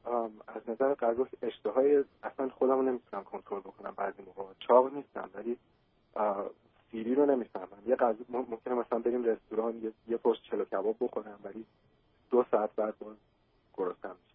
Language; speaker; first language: Persian; early bilingual, heritage; Persian